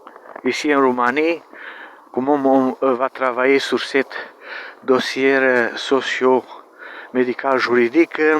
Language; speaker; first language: French; non-native, learner; Romanian